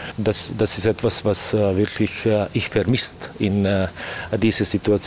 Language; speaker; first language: German; non-native, learner; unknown